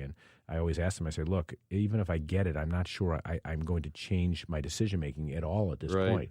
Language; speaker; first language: English; native; English